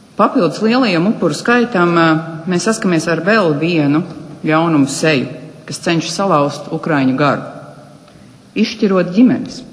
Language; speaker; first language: Latvian; native; Latvian